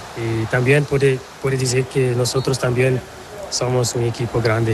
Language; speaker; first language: Spanish; non-native, fluent; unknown